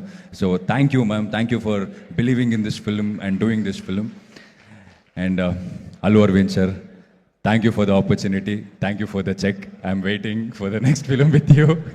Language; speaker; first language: Telugu; non-native, fluent; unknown